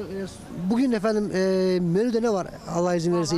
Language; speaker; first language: Turkish; native; Turkish